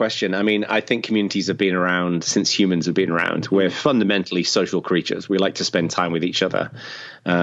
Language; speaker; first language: English; native; English